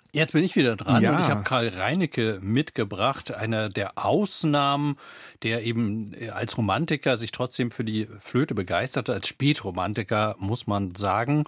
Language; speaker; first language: German; native; German